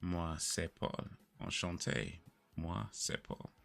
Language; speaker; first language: French; non-native, learner; English